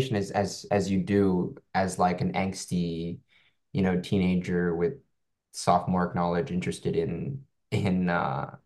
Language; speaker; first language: English; non-native, local second language; Cantonese